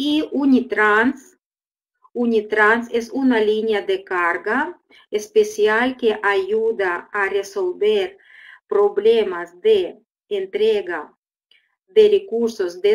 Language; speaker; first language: Spanish; non-native, fluent; Russian